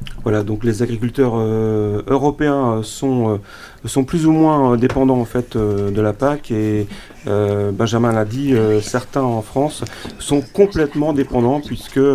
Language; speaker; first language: French; native; French